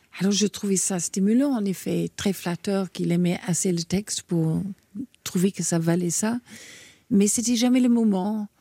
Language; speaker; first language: French; non-native, fluent; English